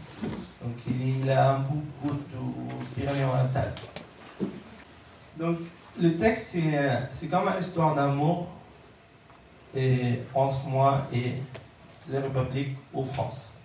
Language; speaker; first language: French; non-native, learner; Arabic